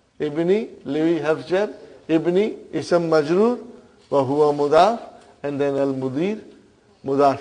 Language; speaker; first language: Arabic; non-native, fluent; Urdu